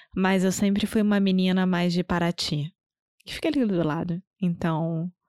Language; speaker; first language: Portuguese; native; Portuguese